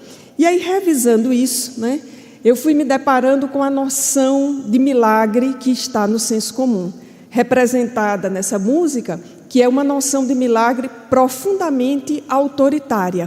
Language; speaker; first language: Portuguese; native; Portuguese